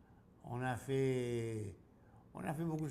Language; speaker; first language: French; non-native, local second language; Haitian Creole